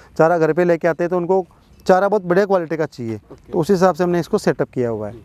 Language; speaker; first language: Hindi; native; Hindi